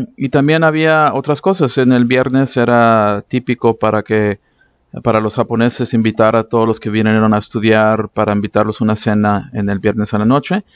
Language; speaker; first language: Spanish; early bilingual, heritage; English